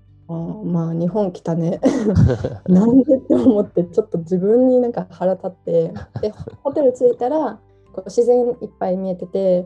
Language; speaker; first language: Japanese; non-native, fluent; Georgian